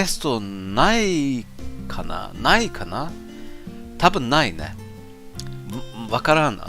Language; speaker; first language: Japanese; non-native, learner; German